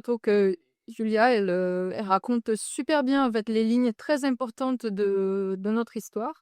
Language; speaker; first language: French; non-native, fluent; Ukrainian